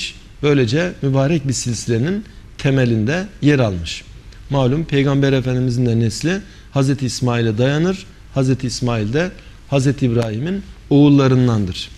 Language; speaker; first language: Turkish; native; Turkish